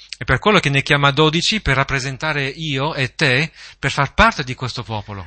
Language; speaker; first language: Italian; native; Italian